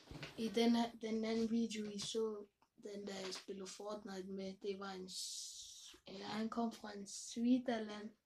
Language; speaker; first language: Danish; early bilingual, other home language; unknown